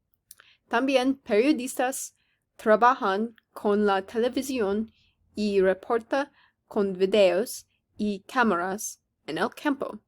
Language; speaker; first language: Spanish; non-native, learner; English